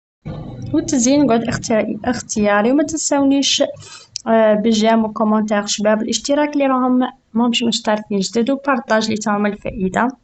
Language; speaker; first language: Arabic; native; Arabic